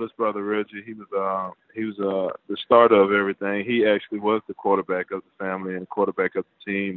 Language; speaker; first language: English; native; English